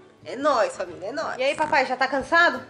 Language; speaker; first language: Portuguese; native; Portuguese